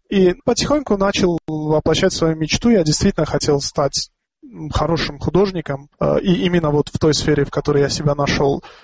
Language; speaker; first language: Russian; non-native, local second language; Tajik